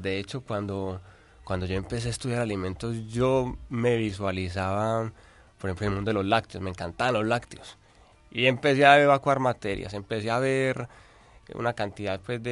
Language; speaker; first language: Spanish; native; Spanish